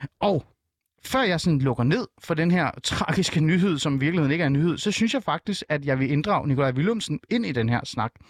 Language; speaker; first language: Danish; early bilingual, other home language; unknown